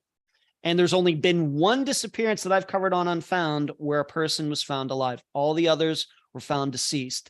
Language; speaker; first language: English; native; English